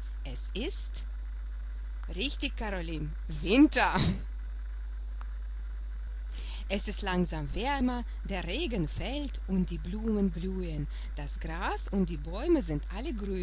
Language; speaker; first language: German; non-native, fluent; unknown